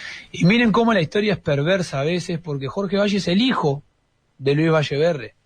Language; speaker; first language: Spanish; native; Spanish